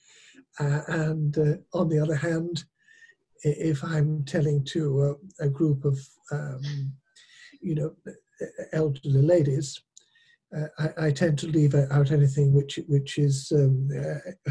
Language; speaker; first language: English; native; English